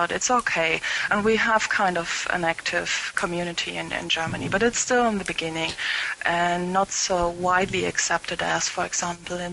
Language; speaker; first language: English; non-native, fluent; German